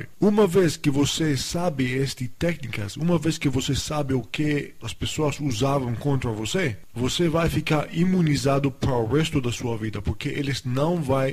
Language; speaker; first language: Portuguese; non-native, fluent; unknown